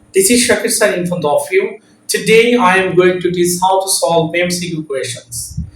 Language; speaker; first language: English; non-native, learner; Bangla